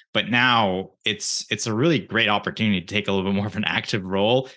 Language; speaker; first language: English; early bilingual, other home language; Japanese